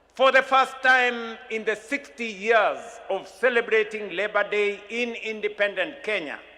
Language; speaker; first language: English; non-native, local second language; Kalenjin